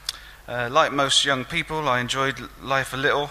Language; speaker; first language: English; native; English